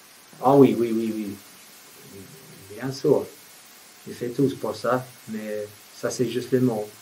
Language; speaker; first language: French; non-native, fluent; English